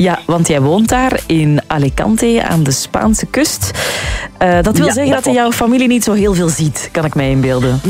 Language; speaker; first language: Dutch; native; Dutch